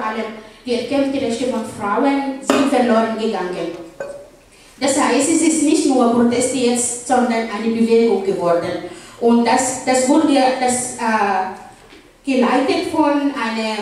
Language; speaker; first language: German; non-native, fluent; Arabic